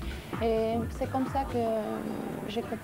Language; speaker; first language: French; non-native, local second language; German